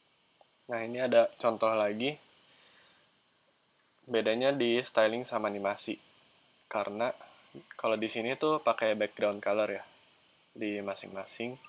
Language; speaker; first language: Indonesian; native; Indonesian